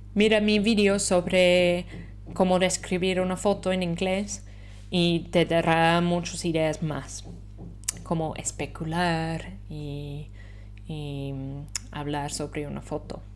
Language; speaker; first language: Spanish; non-native, fluent; English